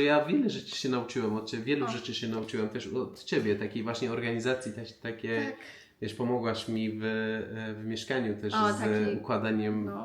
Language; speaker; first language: Polish; non-native, fluent; Persian